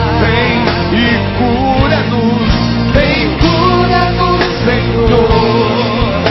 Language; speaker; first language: Portuguese; native; Portuguese